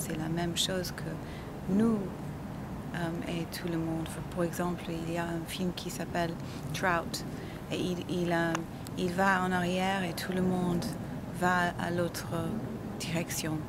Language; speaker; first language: French; non-native, learner; English